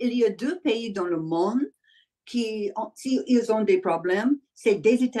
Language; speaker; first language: French; non-native, learner; English